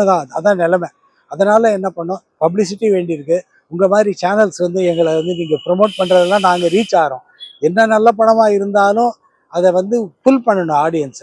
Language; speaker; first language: Tamil; native; Tamil